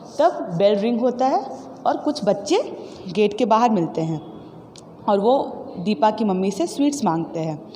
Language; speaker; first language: Hindi; native; Hindi